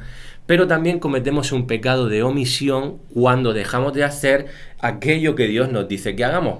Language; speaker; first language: Spanish; native; Spanish